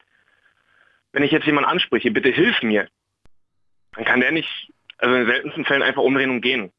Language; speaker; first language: German; native; German